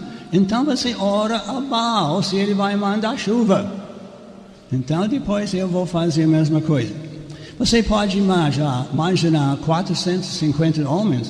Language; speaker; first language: Portuguese; non-native, fluent; English